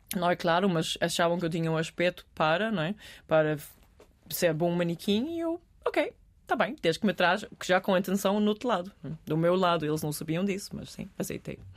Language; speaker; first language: Portuguese; early bilingual, other home language; Danish